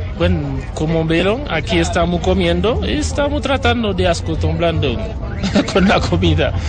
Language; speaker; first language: Spanish; non-native, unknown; Haitian Creole